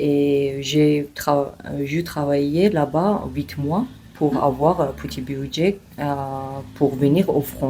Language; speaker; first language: French; non-native, learner; Georgian